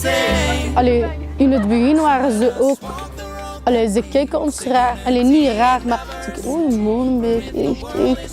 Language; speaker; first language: Dutch; non-native, local second language; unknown